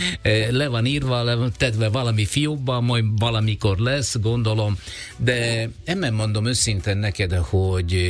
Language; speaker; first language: Hungarian; non-native, fluent; Italian